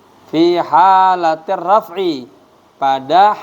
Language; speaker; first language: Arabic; non-native, fluent; Indonesian